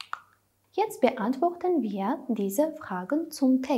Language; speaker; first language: German; non-native, fluent; Armenian